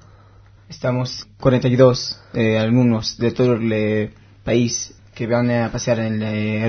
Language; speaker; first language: Spanish; non-native, learner; Hebrew